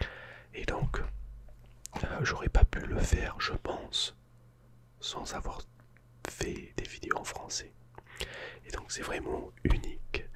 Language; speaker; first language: French; non-native, fluent; English